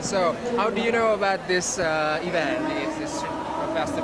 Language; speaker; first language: English; non-native, fluent; Indonesian